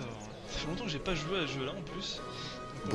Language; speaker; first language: French; native; French